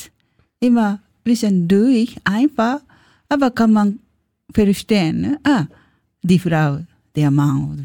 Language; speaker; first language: German; non-native, learner; Japanese